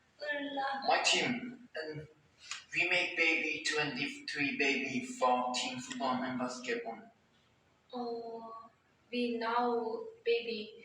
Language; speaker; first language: English; non-native, learner; Thai